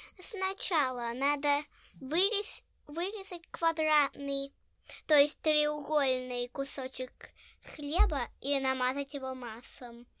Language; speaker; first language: Russian; early bilingual, heritage; Russian